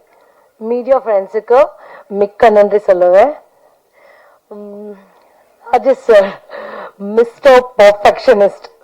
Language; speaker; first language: Tamil; non-native, learner; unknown